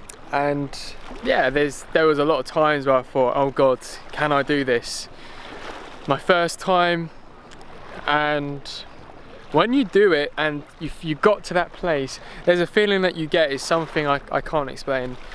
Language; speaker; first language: English; native; English